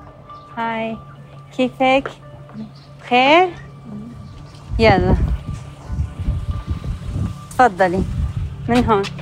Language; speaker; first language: Arabic; non-native, learner; Bangla